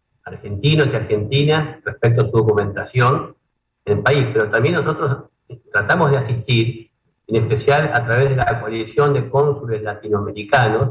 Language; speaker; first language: Spanish; native; Spanish